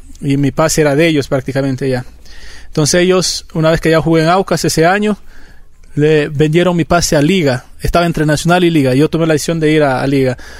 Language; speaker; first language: Spanish; native; Spanish